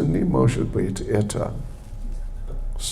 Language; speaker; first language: Russian; non-native, learner; English